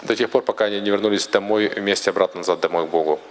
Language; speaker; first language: Russian; native; Russian